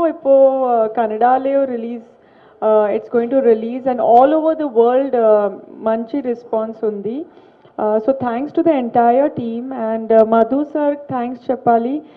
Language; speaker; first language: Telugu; non-native, learner; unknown